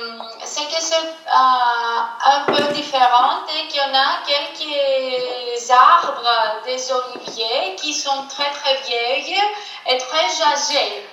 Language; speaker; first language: French; non-native, fluent; Greek